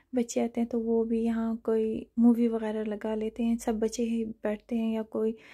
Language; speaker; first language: Urdu; non-native, fluent; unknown